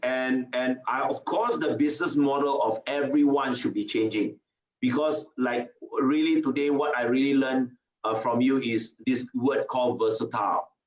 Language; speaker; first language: English; non-native, local second language; Chinese